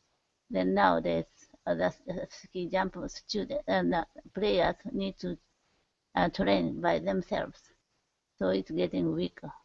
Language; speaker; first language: English; non-native, learner; Japanese